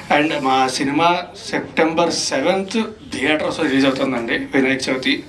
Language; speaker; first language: Telugu; native; Telugu